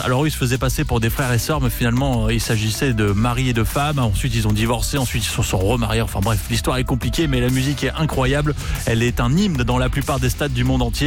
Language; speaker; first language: French; native; French